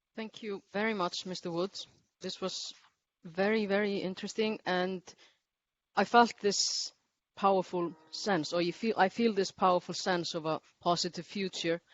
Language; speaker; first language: English; non-native, fluent; Icelandic